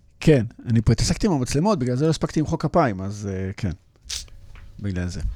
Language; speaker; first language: Hebrew; native; Hebrew